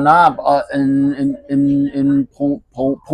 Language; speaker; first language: Welsh; non-native, learner; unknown